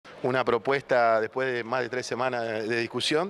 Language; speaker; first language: Spanish; native; Spanish